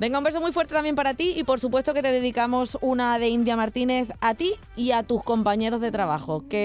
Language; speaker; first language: Spanish; native; Spanish